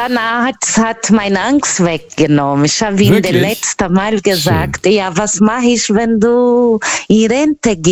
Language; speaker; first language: German; non-native, fluent; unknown